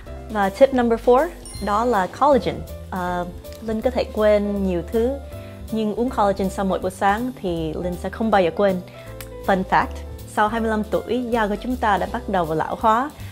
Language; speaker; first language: Vietnamese; early bilingual, heritage; Vietnamese